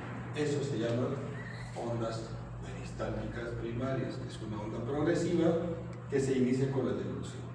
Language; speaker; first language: Spanish; native; Spanish